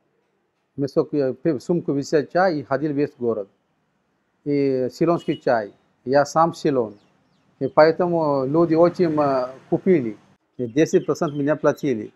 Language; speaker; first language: Russian; non-native, learner; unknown